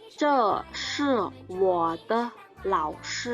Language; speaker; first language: Chinese; non-native, fluent; Thai